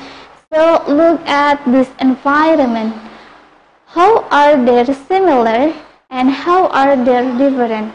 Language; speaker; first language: English; non-native, local second language; Indonesian